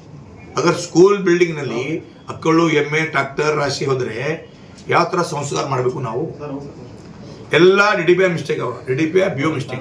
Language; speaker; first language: Kannada; non-native, local second language; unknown